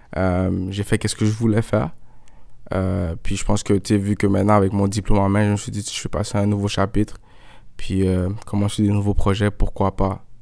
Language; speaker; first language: French; native; French